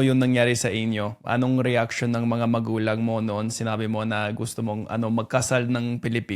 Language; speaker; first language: Filipino; non-native, fluent; English